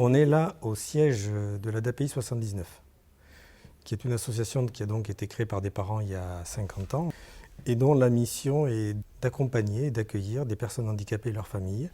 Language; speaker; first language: French; native; French